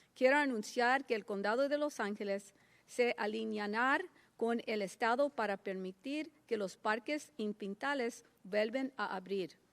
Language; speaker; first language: Spanish; early bilingual, heritage; Spanish